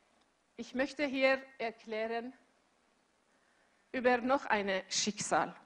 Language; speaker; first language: German; non-native, learner; Persian